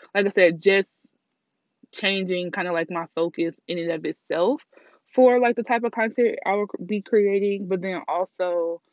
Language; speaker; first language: English; native; English